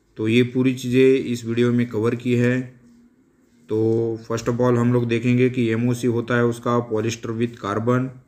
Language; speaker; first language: Hindi; non-native, local second language; Marathi